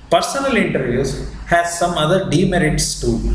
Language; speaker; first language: English; non-native, local second language; Kannada